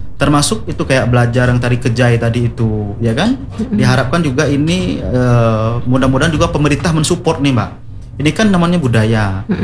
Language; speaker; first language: Indonesian; non-native, local second language; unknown